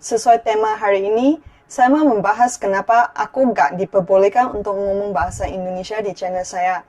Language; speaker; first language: Indonesian; non-native, fluent; Chinese